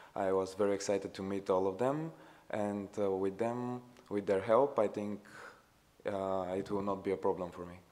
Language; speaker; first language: English; non-native, fluent; Bulgarian